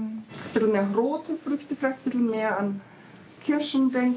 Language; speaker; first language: German; native; German